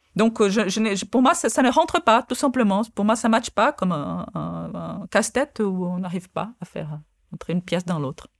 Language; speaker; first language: French; non-native, fluent; Portuguese